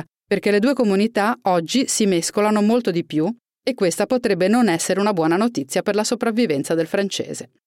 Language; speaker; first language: Italian; native; Italian